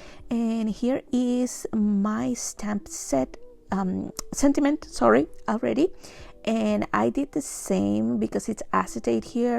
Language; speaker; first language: English; non-native, fluent; Spanish